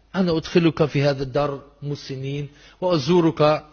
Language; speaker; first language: Arabic; non-native, fluent; German